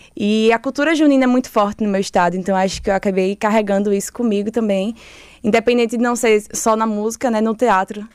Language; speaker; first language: Portuguese; native; Portuguese